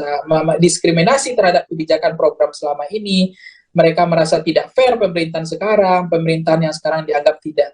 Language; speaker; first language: Indonesian; native; Indonesian